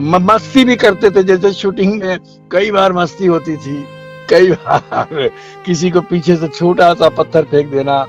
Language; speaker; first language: Hindi; native; Hindi